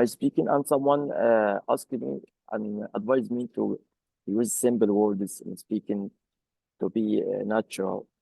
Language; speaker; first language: English; non-native, fluent; Arabic